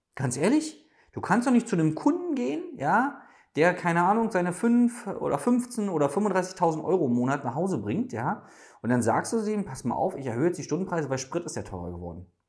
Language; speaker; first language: German; native; German